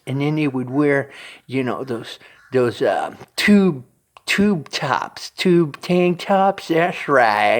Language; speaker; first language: English; native; English